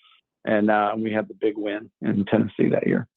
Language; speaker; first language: English; native; English